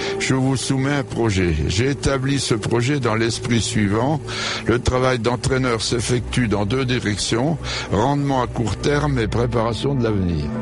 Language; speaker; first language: French; native; French